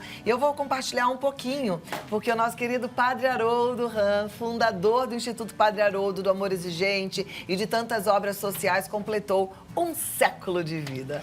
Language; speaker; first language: Portuguese; native; Portuguese